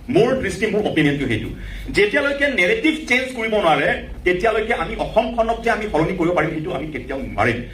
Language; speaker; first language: Assamese; non-native, local second language; Karbi